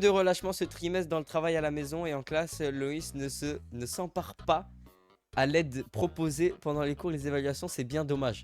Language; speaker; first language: French; native; French